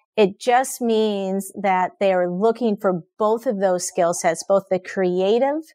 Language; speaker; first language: English; native; English